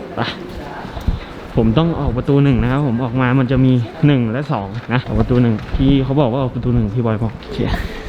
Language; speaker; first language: Thai; native; Thai